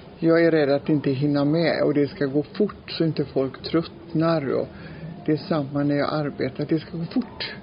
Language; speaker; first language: Swedish; native; Swedish